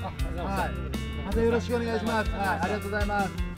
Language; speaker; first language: Japanese; native; Japanese